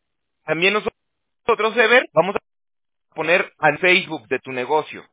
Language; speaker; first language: Spanish; native; Spanish